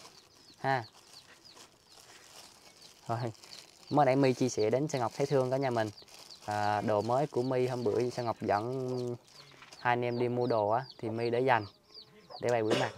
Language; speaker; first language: Vietnamese; native; Vietnamese